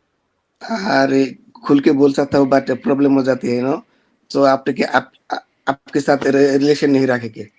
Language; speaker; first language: Hindi; non-native, learner; Bangla